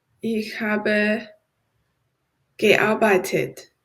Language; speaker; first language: German; non-native, learner; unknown